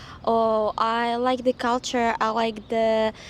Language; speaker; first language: English; non-native, fluent; Russian